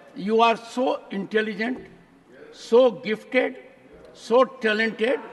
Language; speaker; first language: English; non-native, local second language; Hindi